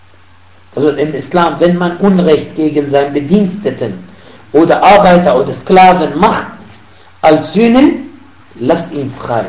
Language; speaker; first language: German; non-native, fluent; Arabic